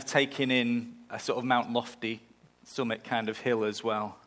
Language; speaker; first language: English; native; English